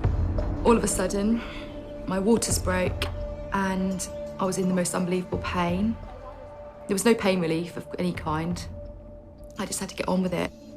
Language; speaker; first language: English; native; English